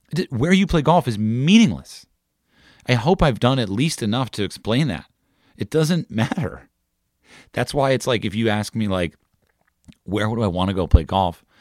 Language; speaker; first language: English; native; English